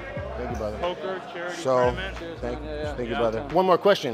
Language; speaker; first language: English; native; English